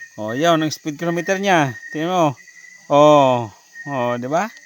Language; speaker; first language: Filipino; non-native, local second language; Hiligaynon